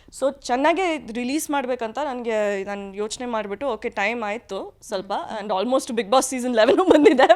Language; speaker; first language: Kannada; early bilingual, heritage; Kannada